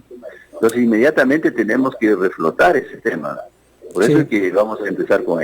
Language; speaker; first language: Spanish; native; Spanish